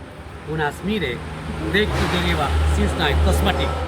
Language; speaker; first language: Russian; non-native, learner; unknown